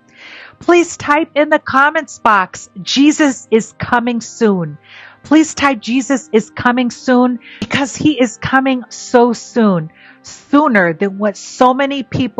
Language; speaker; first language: English; native; English